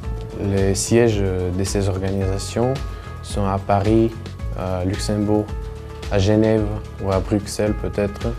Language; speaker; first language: French; non-native, learner; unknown